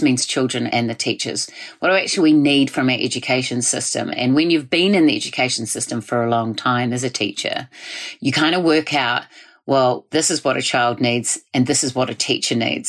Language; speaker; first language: English; native; English